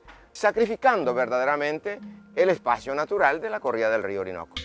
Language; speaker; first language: Spanish; native; Spanish